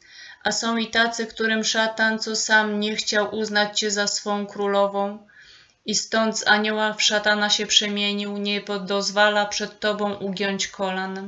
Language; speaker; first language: Polish; native; Polish